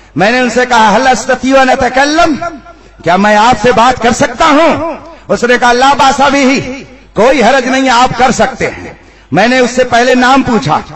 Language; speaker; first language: Urdu; native; Urdu